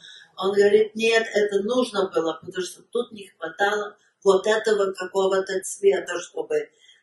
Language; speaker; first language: Russian; early bilingual, heritage; Russian